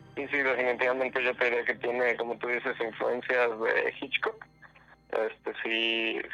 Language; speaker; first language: Spanish; native; Spanish